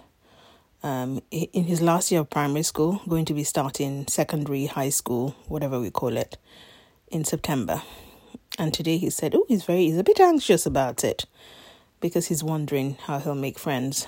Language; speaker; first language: English; non-native, local second language; Yoruba